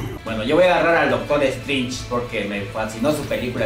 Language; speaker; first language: Spanish; native; Spanish